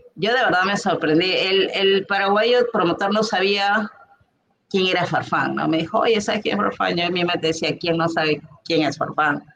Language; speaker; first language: Spanish; native; Spanish